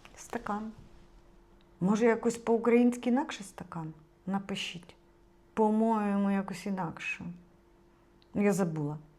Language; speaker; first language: Ukrainian; non-native, local second language; Russian